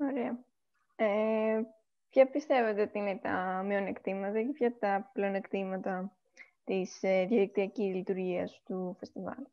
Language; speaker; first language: Greek; native; Greek